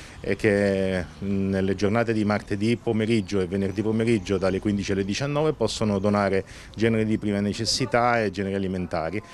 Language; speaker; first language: Italian; native; Italian